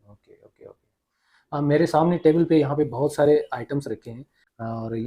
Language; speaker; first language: Hindi; native; Hindi